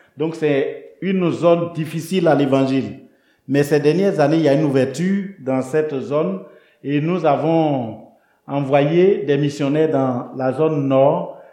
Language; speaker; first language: French; non-native, local second language; Baoulé